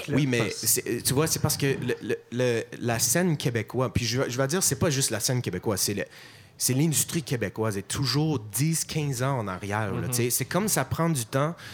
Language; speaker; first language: French; non-native, fluent; English